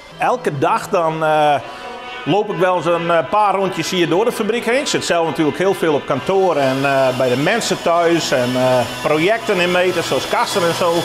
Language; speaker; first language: Dutch; non-native, local second language; Western Frisian